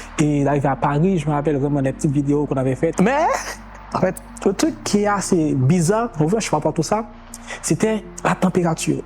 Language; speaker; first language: French; non-native, local second language; Haitian Creole